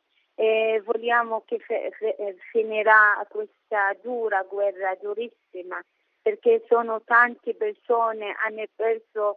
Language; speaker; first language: Italian; non-native, learner; Arabic